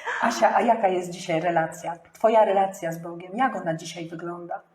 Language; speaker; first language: Polish; native; Polish